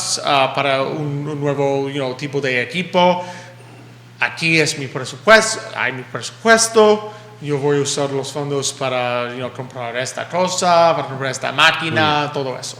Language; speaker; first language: Spanish; early bilingual, heritage; English